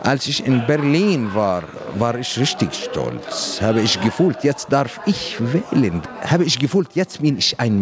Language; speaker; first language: German; non-native, learner; Arabic